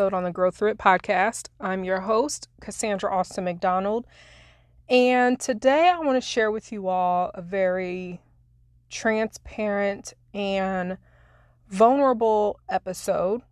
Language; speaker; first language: English; native; English